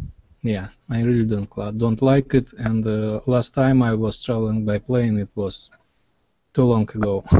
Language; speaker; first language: English; non-native, learner; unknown